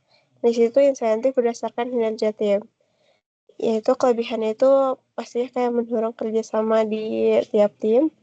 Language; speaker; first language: Indonesian; native; Indonesian